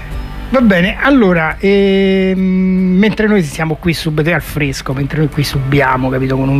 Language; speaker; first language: Italian; native; Italian